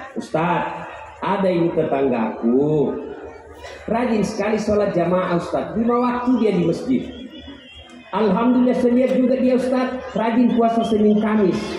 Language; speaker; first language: Indonesian; non-native, local second language; Buginese